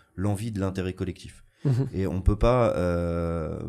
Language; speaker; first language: French; native; French